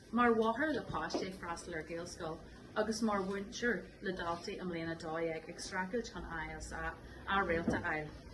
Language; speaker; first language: Irish; non-native, local second language; English